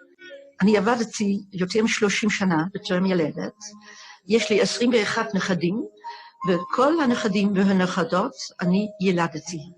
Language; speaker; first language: Hebrew; non-native, fluent; Dutch